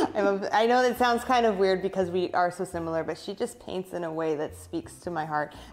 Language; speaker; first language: English; native; English